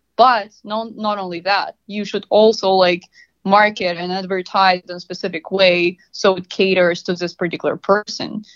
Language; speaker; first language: English; non-native, fluent; Russian